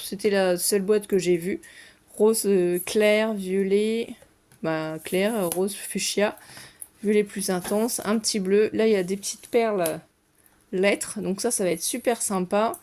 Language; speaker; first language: French; native; French